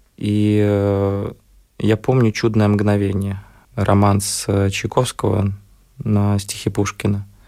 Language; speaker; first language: Russian; native; Russian